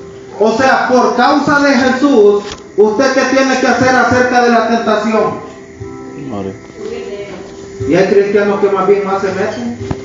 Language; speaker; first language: Spanish; native; Spanish